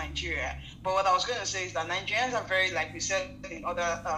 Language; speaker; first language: English; non-native, local second language; Yoruba